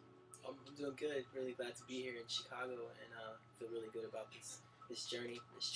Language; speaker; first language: English; native; English